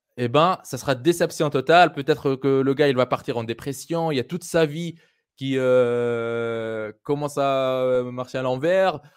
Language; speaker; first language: French; non-native, local second language; Arabic